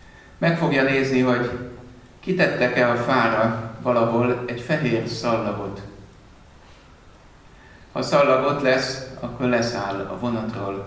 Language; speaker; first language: Hungarian; native; Hungarian